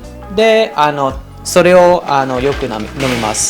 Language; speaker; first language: Japanese; non-native, fluent; English